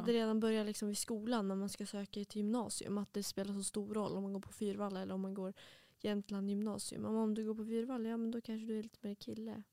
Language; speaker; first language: Swedish; native; Swedish